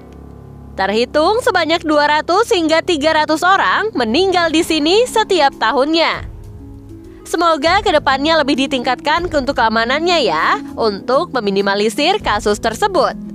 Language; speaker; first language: Indonesian; native; Indonesian